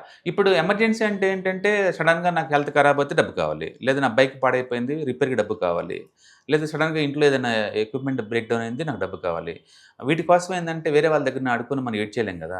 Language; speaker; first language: Telugu; native; Telugu